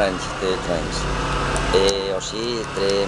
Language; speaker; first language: French; non-native, learner; Spanish